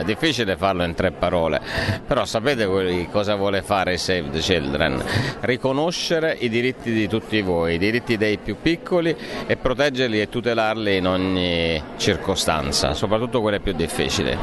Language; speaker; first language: Italian; native; Italian